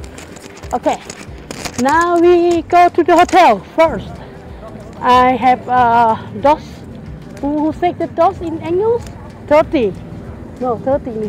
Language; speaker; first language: English; non-native, learner; Thai